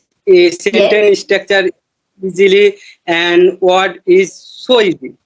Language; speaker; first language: English; non-native, learner; Bangla